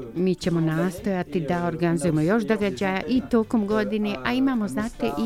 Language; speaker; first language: Bosnian; non-native, fluent; French